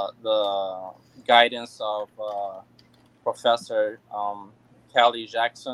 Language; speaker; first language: English; non-native, fluent; Portuguese